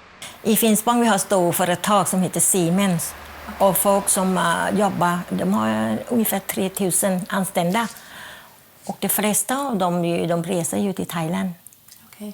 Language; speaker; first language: Swedish; non-native, fluent; Thai